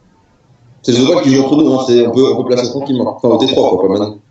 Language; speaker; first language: French; native; French